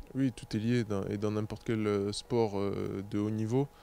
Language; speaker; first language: French; native; French